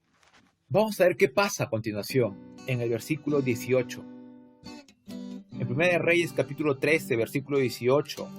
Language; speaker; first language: Spanish; native; Spanish